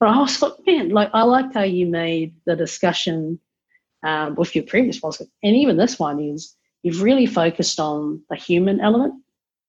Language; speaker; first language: English; native; English